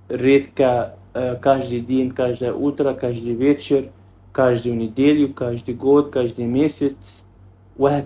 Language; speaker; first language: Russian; non-native, fluent; Arabic